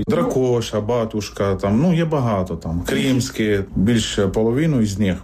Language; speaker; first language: Ukrainian; non-native, fluent; Arabic